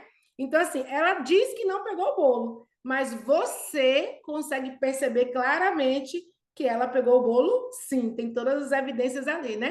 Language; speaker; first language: Portuguese; native; Portuguese